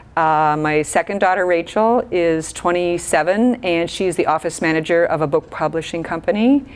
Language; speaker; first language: English; native; English